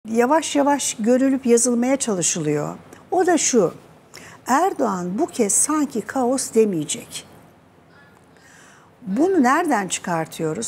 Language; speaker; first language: Turkish; native; Turkish